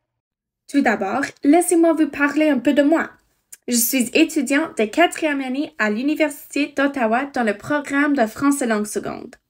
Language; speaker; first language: French; non-native, fluent; English